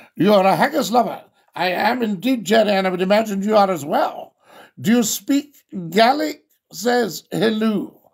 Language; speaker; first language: English; native; English